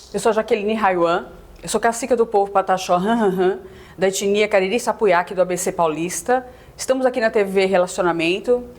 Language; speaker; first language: Portuguese; native; Portuguese